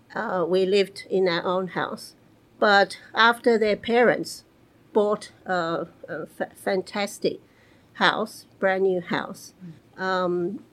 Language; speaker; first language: English; early bilingual, other home language; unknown